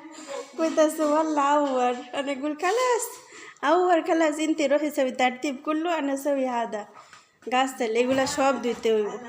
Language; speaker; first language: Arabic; non-native, learner; Bangla